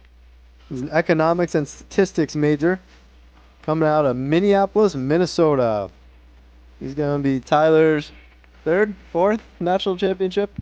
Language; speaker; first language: English; native; English